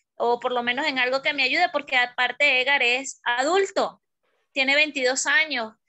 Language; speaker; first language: Spanish; native; Spanish